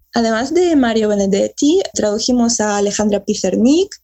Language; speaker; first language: Spanish; early bilingual, heritage; Spanish